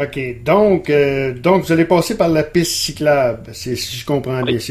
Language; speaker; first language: French; native; French